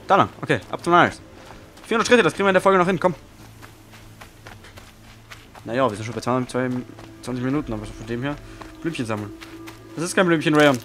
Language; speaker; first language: German; native; German